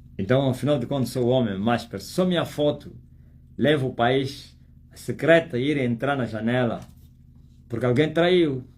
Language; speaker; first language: Portuguese; native; Portuguese